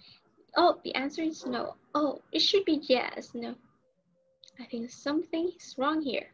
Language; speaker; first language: English; non-native, learner; Vietnamese